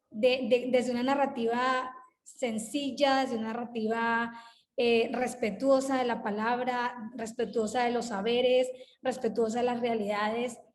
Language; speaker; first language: Spanish; native; Spanish